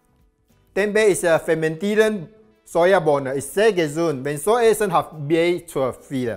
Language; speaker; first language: German; non-native, learner; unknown